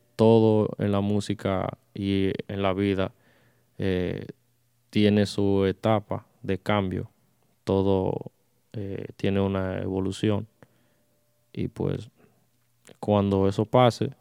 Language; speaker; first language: Spanish; early bilingual, heritage; Spanish